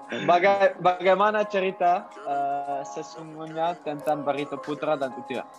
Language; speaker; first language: Indonesian; non-native, learner; Dutch